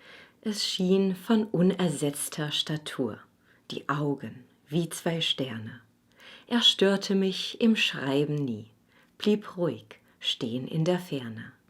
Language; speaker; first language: German; native; German